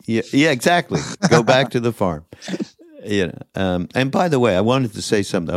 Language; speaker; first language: English; native; English